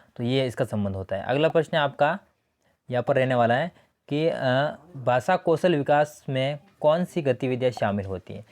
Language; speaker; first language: Hindi; native; Hindi